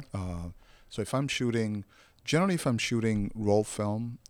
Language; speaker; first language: English; non-native, fluent; Somali